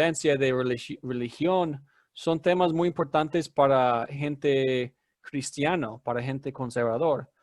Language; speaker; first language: Spanish; non-native, fluent; English